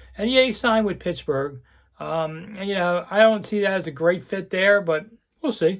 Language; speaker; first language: English; native; English